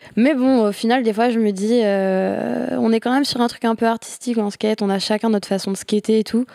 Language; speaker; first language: French; native; French